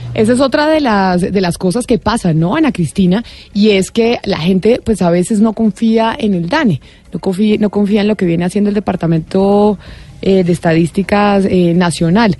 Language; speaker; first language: Spanish; native; Spanish